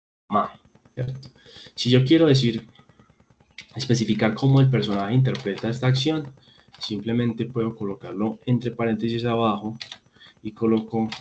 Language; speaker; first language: Spanish; native; Spanish